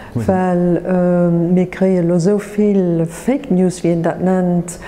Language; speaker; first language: German; non-native, local second language; Luxembourgish